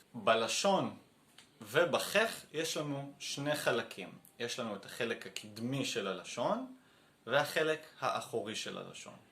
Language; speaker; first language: Hebrew; native; Hebrew